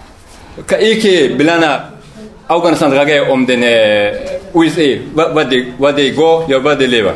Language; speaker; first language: Danish; non-native, learner; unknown